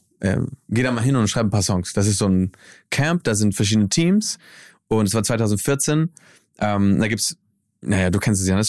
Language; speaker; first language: German; early bilingual, heritage; German